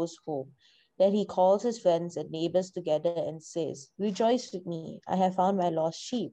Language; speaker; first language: English; non-native, local second language; Tamil